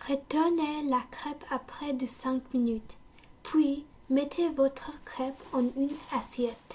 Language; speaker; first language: French; non-native, learner; English